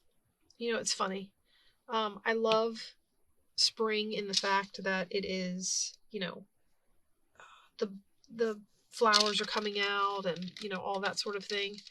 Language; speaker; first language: English; native; English